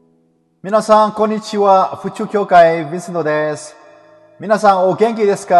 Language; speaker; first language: Japanese; non-native, fluent; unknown